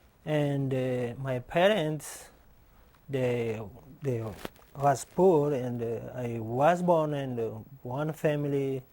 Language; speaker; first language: English; non-native, learner; Portuguese